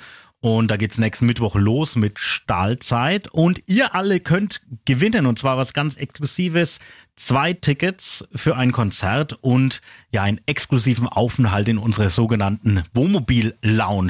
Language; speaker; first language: German; native; German